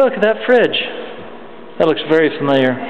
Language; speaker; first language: English; native; English